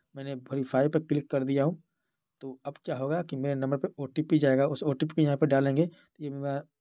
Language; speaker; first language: Hindi; native; Hindi